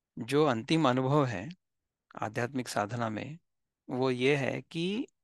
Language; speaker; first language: Hindi; non-native, local second language; Marathi